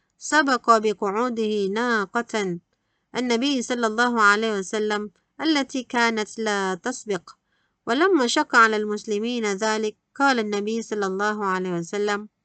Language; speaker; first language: Arabic; non-native, fluent; Malay